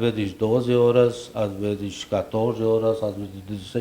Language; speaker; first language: Portuguese; non-native, fluent; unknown